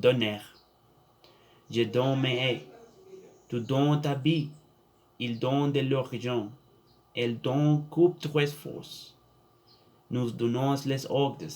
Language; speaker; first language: French; non-native, learner; Spanish